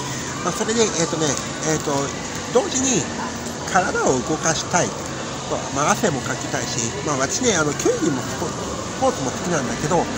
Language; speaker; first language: Japanese; native; Japanese